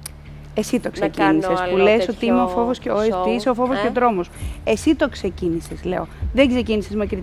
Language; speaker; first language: Greek; native; Greek